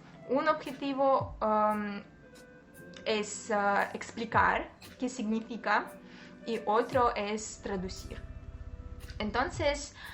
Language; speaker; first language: Spanish; non-native, fluent; Russian